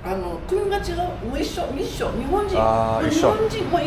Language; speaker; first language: Japanese; non-native, fluent; Korean